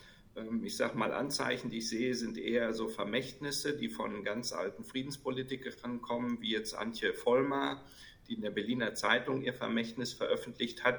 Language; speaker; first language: German; native; German